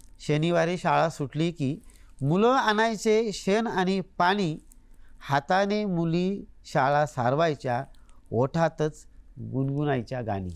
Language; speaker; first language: Marathi; native; Marathi